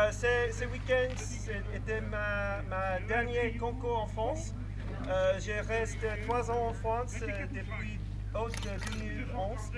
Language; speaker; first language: French; non-native, learner; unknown